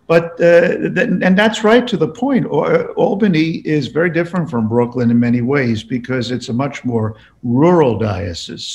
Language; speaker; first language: English; native; English